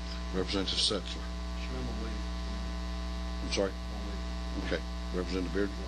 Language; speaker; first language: English; native; English